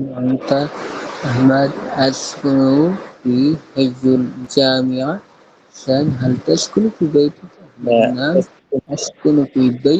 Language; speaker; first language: Arabic; non-native, learner; Bangla